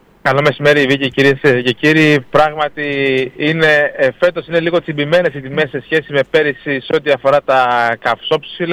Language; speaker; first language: Greek; native; Greek